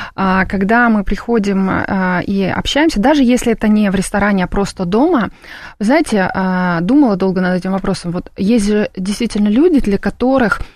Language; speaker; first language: Russian; native; Russian